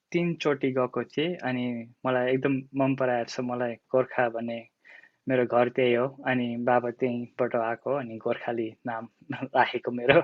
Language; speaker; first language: Nepali; early bilingual, other home language; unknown